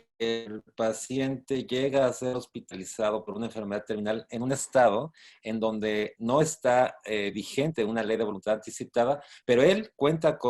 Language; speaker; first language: Spanish; native; Spanish